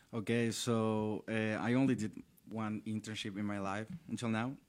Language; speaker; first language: English; non-native, learner; Spanish